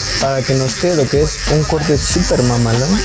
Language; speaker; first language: Spanish; native; Spanish